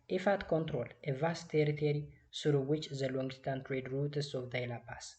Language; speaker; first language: English; non-native, local second language; Amharic